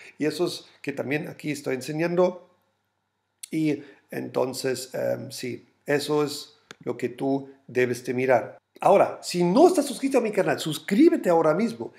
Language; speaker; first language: Spanish; non-native, fluent; German